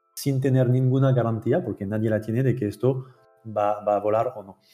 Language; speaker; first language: Spanish; non-native, fluent; French